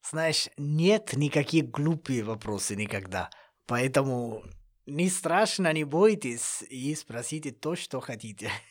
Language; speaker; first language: Russian; non-native, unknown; Italian